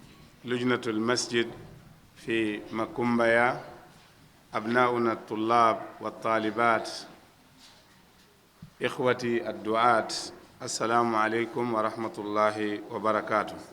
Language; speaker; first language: Arabic; non-native, fluent; Wolof